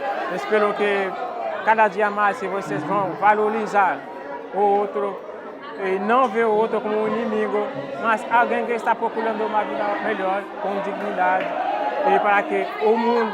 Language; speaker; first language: Portuguese; non-native, fluent; Haitian Creole